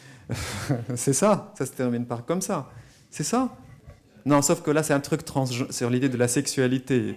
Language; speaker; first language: French; non-native, local second language; Arabic